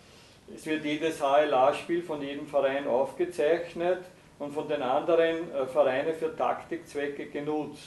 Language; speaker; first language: German; native; German